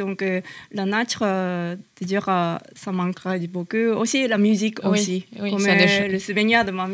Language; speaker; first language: French; non-native, learner; Japanese